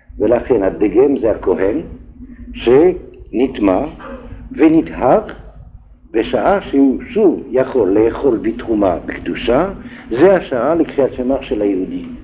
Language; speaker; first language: Hebrew; non-native, fluent; French